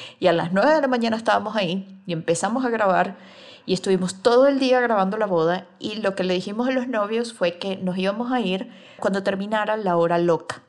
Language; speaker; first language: Spanish; native; Spanish